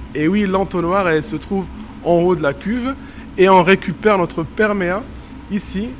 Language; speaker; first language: French; non-native, local second language; Arabic